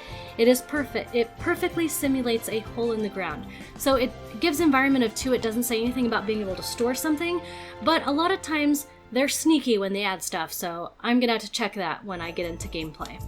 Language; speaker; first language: English; native; English